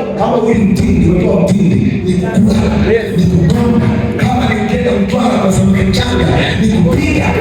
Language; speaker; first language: Swahili; non-native, local second language; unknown